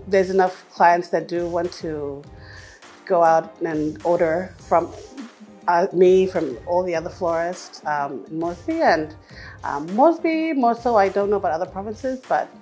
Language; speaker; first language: English; non-native, fluent; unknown